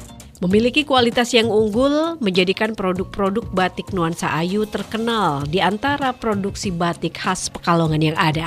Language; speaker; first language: Indonesian; native; Indonesian